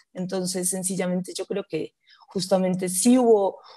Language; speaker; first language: Spanish; native; Spanish